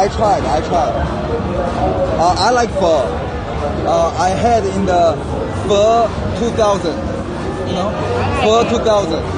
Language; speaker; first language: English; non-native, learner; Korean